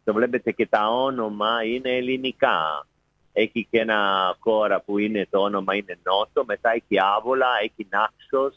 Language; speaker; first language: Greek; non-native, fluent; Italian